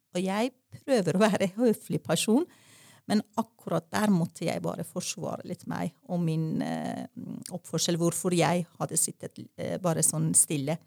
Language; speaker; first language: Norwegian; non-native, fluent; Persian